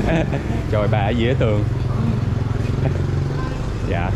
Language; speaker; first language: Vietnamese; non-native, learner; English